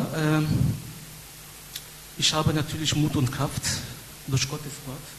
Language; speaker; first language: German; non-native, fluent; Turkish